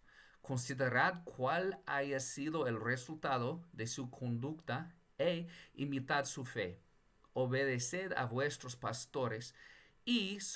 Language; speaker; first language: Spanish; non-native, fluent; English